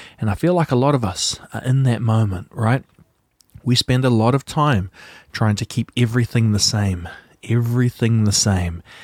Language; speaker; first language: English; native; English